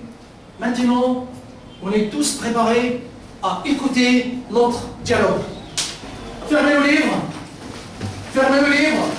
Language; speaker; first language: French; non-native, fluent; Arabic